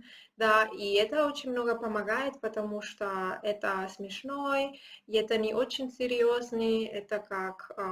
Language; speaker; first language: Russian; non-native, learner; Spanish